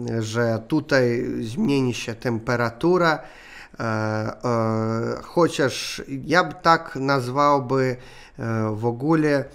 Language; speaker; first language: Polish; non-native, learner; Russian